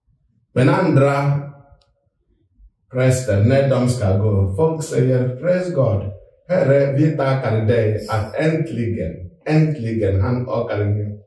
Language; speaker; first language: Swedish; non-native, fluent; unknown